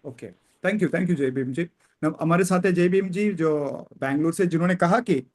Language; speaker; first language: Hindi; non-native, local second language; Kannada